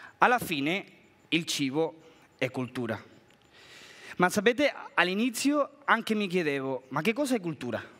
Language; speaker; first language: Italian; non-native, fluent; Spanish